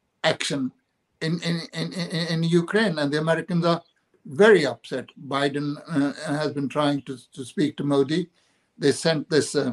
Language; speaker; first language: English; non-native, local second language; Punjabi